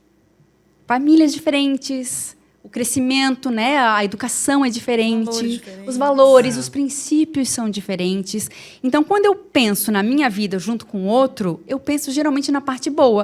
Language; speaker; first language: Portuguese; native; Portuguese